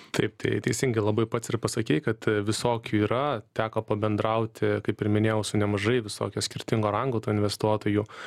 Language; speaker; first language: Lithuanian; native; Lithuanian